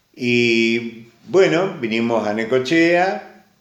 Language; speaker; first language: Spanish; early bilingual, other home language; Greek